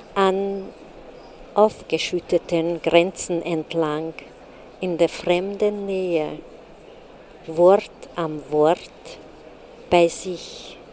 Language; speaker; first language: German; non-native, fluent; Hungarian